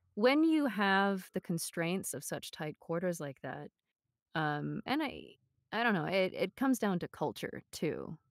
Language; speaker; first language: English; native; English